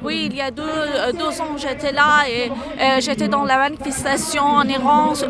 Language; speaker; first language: French; non-native, fluent; Persian